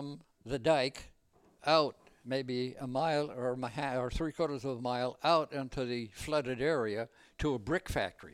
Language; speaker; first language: English; native; English